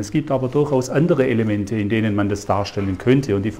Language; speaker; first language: German; native; German